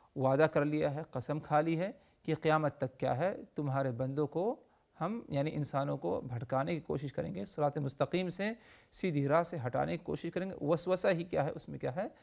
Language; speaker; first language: Urdu; native; Urdu